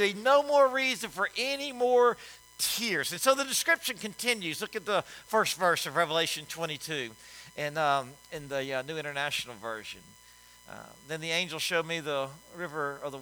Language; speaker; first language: English; native; English